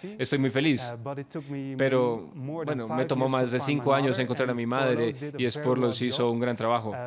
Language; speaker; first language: Spanish; non-native, fluent; Dutch